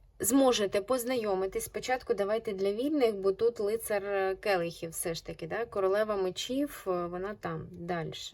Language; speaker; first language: Ukrainian; non-native, local second language; Russian